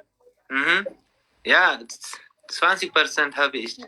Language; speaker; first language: German; non-native, learner; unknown